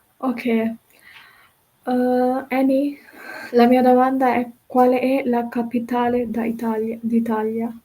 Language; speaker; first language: Italian; non-native, learner; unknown